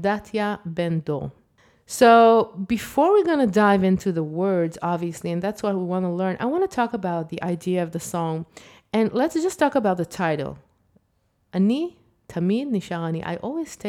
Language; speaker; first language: English; non-native, fluent; Hebrew